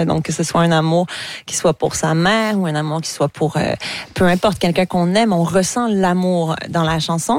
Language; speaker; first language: French; native; French